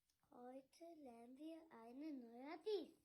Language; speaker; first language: German; early bilingual, other home language; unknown